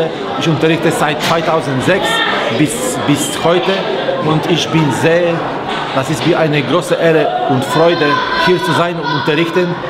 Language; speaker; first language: German; non-native, fluent; Polish